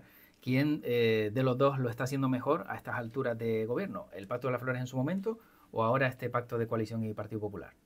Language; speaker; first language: Spanish; native; Spanish